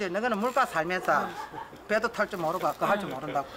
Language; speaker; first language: Korean; native; Korean